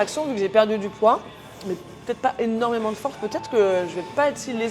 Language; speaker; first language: French; native; French